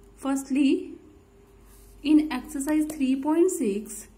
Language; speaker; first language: English; non-native, local second language; Hindi